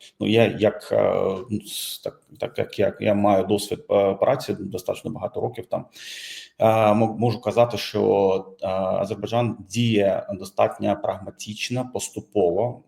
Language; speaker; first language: Ukrainian; non-native, fluent; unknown